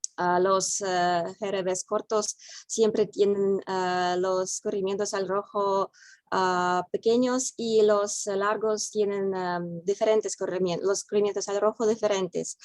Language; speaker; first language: Spanish; non-native, fluent; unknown